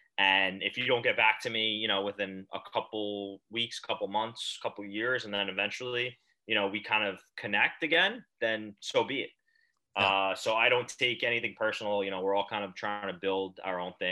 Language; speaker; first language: English; native; English